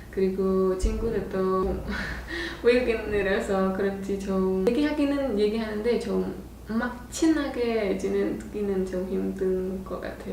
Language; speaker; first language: Korean; non-native, fluent; Khmer